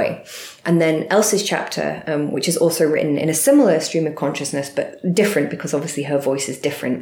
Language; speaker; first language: English; native; English